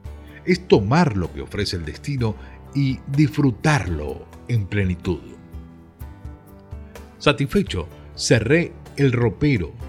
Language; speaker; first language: Spanish; native; Spanish